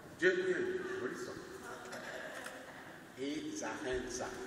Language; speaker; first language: Polish; non-native, learner; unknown